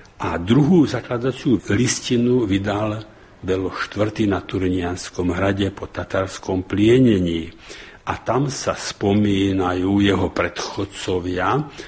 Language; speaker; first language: Slovak; native; Slovak